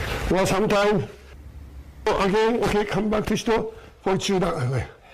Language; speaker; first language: English; non-native, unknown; Japanese